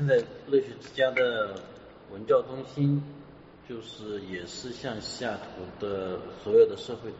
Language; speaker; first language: Chinese; native; Chinese